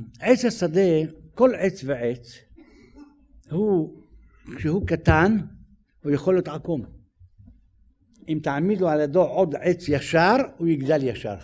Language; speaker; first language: Hebrew; native; Hebrew